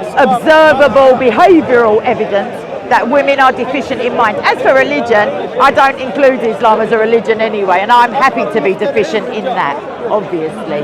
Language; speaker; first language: English; native; English